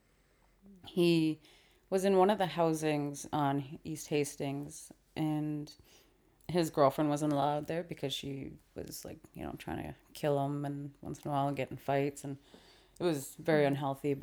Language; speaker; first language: English; native; English